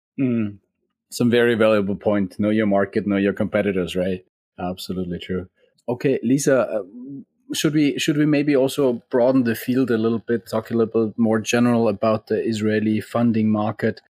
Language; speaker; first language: English; non-native, fluent; German